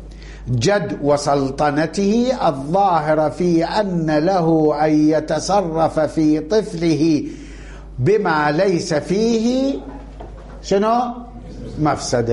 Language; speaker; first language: Arabic; native; Arabic